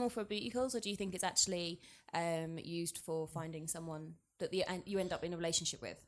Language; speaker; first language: English; native; English